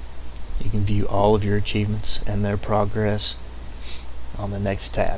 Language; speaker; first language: English; native; English